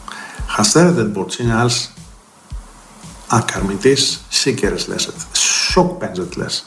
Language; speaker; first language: Hungarian; non-native, fluent; Greek